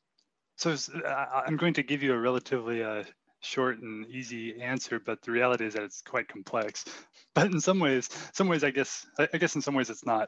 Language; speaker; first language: English; native; English